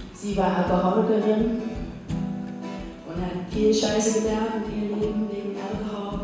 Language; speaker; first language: German; non-native, fluent; English